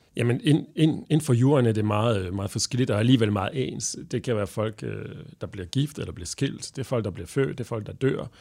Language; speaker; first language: Danish; non-native, fluent; French